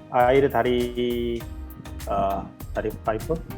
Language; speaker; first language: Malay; non-native, learner; Korean